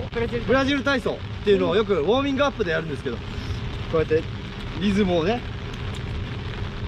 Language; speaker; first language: Japanese; native; Japanese